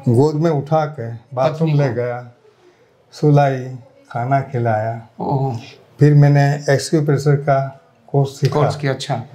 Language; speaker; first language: Hindi; non-native, local second language; Gujarati